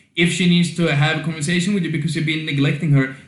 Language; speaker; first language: English; non-native, fluent; Swedish